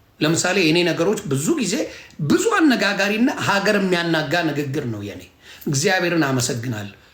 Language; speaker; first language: Amharic; native; Amharic